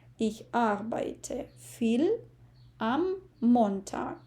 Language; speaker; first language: German; non-native, fluent; Ukrainian